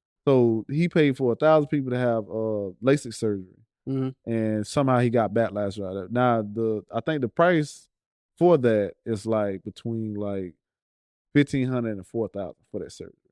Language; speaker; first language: English; native; English